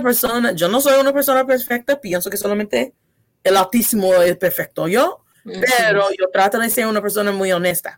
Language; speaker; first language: Spanish; non-native, fluent; English